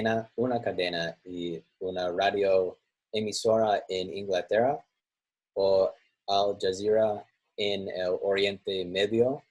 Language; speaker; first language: Spanish; non-native, learner; English